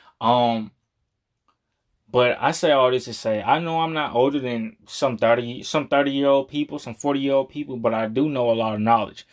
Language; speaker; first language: English; native; English